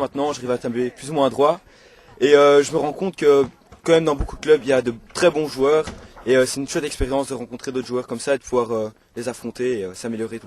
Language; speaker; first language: French; native; French